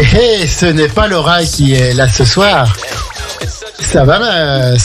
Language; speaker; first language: French; native; French